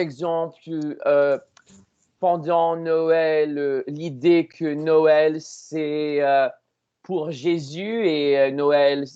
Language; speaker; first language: French; non-native, learner; English